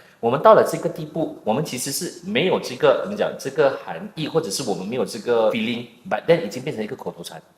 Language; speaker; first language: Chinese; non-native, local second language; English